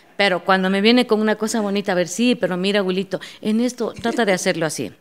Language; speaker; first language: Spanish; native; Spanish